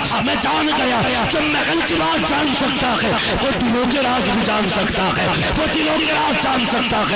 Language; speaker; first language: Hindi; native; Hindi